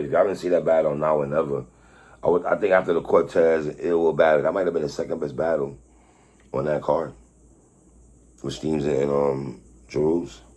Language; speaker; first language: English; native; English